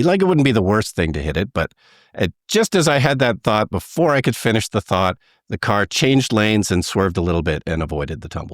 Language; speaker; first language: English; native; English